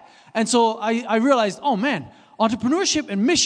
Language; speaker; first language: English; non-native, fluent; Swiss German